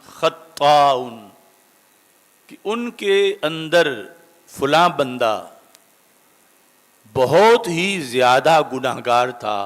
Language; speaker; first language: Urdu; native; Urdu